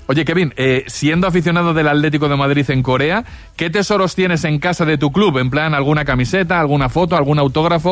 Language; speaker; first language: Spanish; native; Spanish